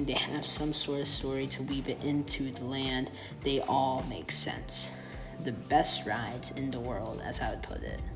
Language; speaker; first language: English; native; English